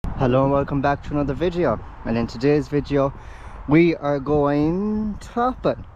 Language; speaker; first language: English; native; English